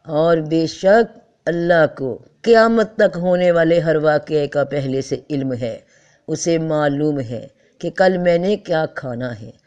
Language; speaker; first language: Urdu; native; Urdu